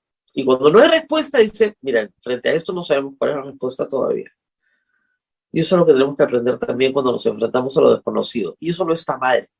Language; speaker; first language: Spanish; native; Spanish